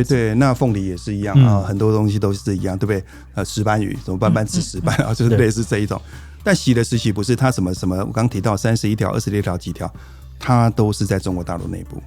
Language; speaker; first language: Chinese; native; Chinese